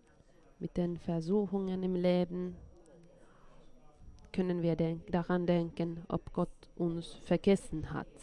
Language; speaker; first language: German; non-native, fluent; Finnish